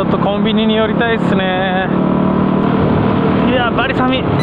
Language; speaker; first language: Japanese; native; Japanese